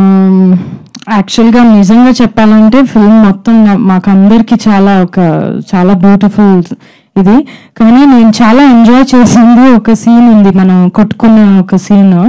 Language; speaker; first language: Telugu; non-native, fluent; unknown